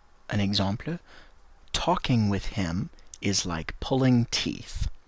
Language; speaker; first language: English; native; English